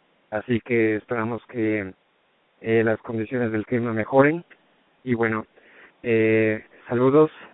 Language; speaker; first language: Spanish; native; Spanish